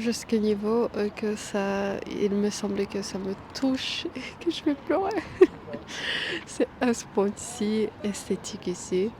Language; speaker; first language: French; non-native, fluent; Armenian